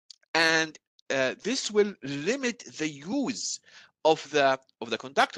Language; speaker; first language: English; non-native, fluent; Arabic